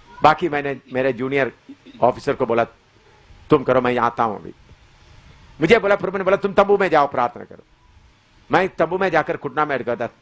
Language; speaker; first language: Hindi; non-native, local second language; Malayalam